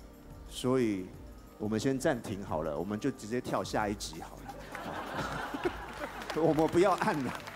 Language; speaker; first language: Chinese; native; Chinese